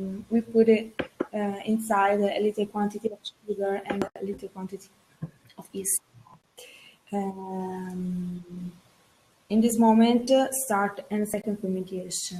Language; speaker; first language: English; non-native, learner; Italian